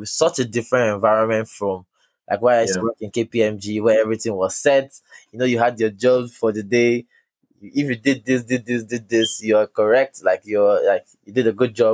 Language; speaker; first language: English; non-native, local second language; Yoruba